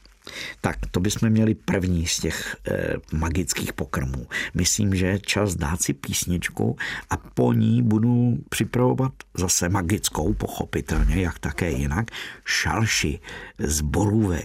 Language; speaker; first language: Czech; native; Czech